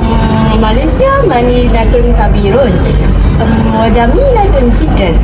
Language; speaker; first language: Arabic; non-native, learner; Malay